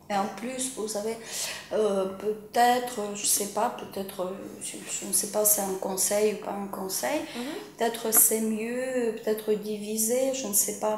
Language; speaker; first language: French; non-native, fluent; Ukrainian